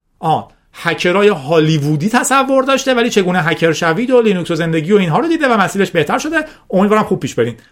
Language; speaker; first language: Persian; non-native, local second language; Azerbaijani